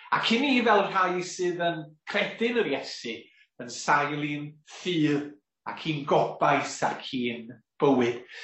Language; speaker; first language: Welsh; native; Welsh